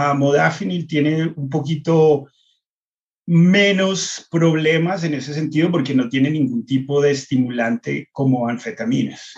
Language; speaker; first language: Spanish; early bilingual, heritage; Spanish